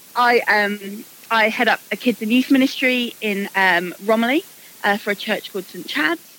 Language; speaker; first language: English; native; English